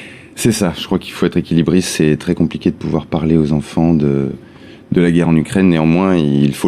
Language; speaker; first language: French; native; French